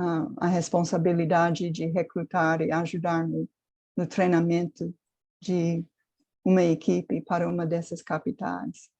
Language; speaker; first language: Portuguese; non-native, fluent; English